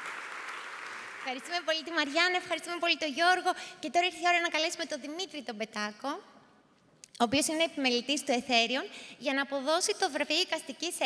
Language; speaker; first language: Greek; native; Greek